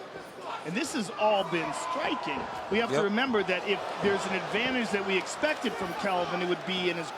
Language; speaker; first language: English; native; English